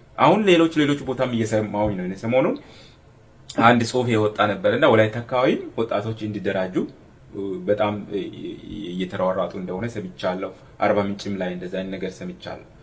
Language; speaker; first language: Amharic; non-native, local second language; Sidamo